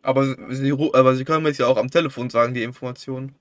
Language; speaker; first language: German; native; German